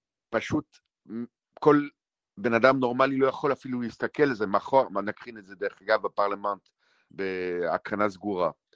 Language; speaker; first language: Hebrew; non-native, fluent; French